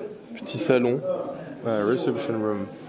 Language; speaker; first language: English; non-native, learner; French